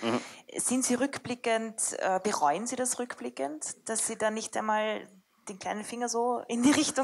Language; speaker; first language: German; native; German